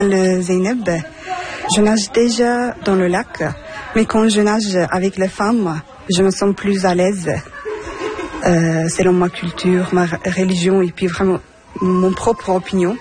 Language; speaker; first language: French; non-native, learner; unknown